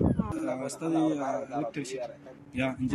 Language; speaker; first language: English; non-native, learner; Arabic